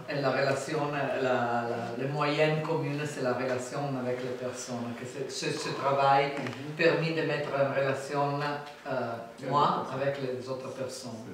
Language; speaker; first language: French; non-native, fluent; Italian